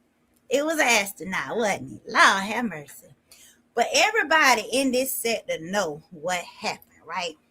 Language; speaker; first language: English; native; English